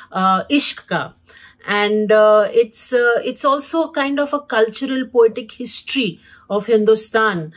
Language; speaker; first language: Hindi; native; Hindi